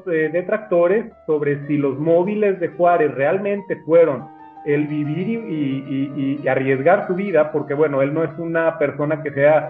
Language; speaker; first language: Spanish; native; Spanish